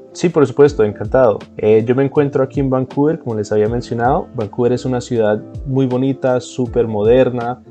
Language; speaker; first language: Spanish; early bilingual, heritage; Spanish